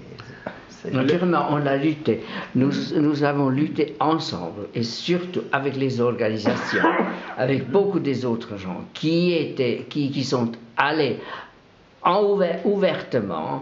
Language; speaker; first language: French; non-native, local second language; German